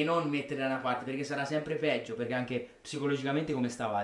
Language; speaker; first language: Italian; native; Italian